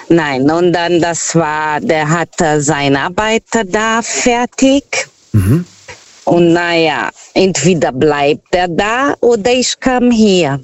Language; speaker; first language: German; non-native, fluent; Portuguese